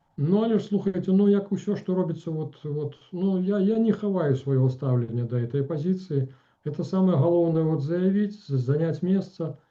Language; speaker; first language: Belarusian; non-native, local second language; Russian